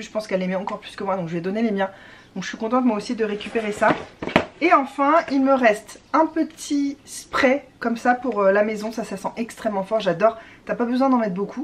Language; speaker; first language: French; native; French